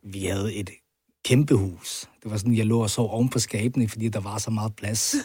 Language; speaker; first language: Danish; early bilingual, other home language; Arabic